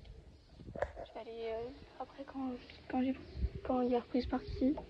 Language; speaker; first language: French; native; French